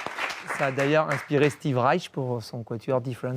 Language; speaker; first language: French; native; French